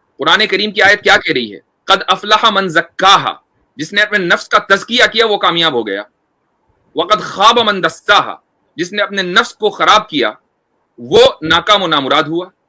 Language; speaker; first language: Urdu; native; Urdu